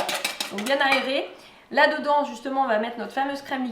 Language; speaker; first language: French; native; French